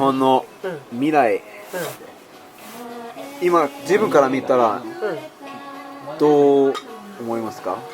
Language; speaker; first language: Japanese; non-native, fluent; Icelandic